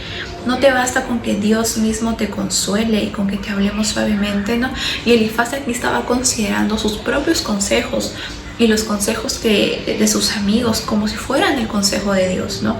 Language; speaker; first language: Spanish; native; Spanish